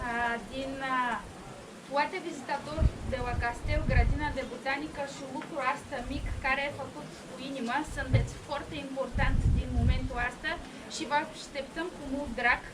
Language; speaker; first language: Romanian; non-native, learner; Bulgarian